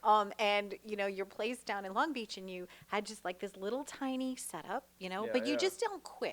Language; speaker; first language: English; native; English